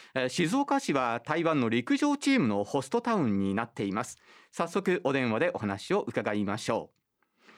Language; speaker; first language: Japanese; native; Japanese